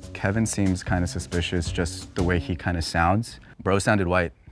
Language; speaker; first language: English; early bilingual, other home language; Korean